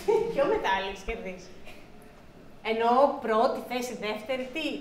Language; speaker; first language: Greek; native; Greek